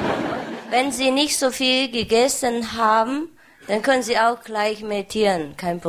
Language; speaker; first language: German; non-native, fluent; Vietnamese